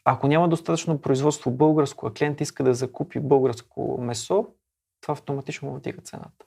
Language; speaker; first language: Bulgarian; native; Bulgarian